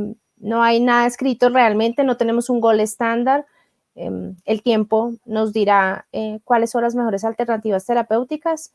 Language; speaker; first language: Spanish; native; Spanish